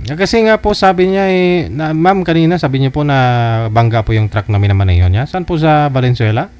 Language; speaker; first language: Filipino; native; Filipino